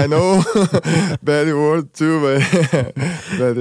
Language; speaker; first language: English; non-native, learner; Portuguese